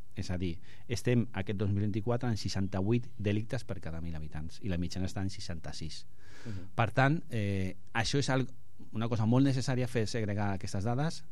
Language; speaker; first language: Catalan; non-native, local second language; Spanish